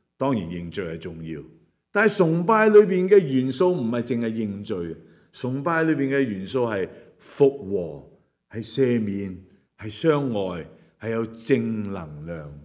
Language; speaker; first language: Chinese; non-native, local second language; Cantonese